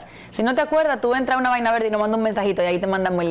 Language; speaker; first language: Spanish; native; Spanish